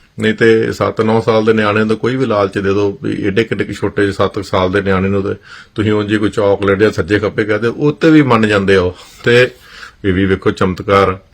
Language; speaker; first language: Punjabi; native; Punjabi